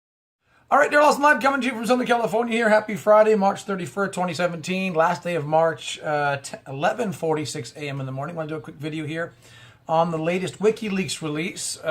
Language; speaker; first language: English; native; English